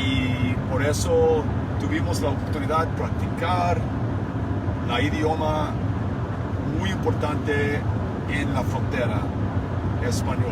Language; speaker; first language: Spanish; non-native, fluent; English